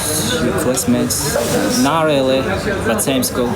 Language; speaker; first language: English; non-native, fluent; Uzbek